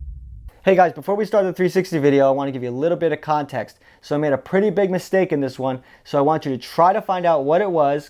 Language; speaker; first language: English; native; English